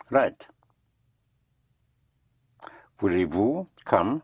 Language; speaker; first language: French; non-native, fluent; English